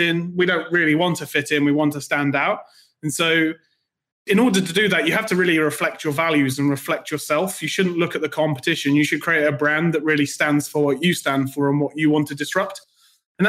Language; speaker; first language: English; native; English